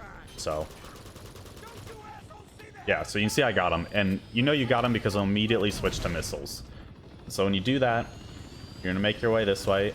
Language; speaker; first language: English; native; English